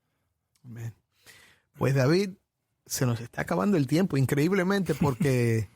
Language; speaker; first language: Spanish; native; Spanish